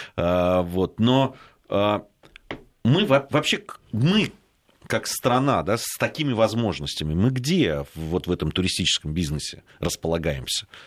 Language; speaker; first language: Russian; native; Russian